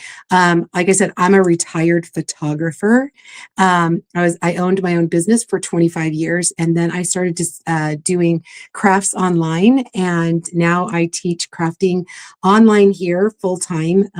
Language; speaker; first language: English; native; English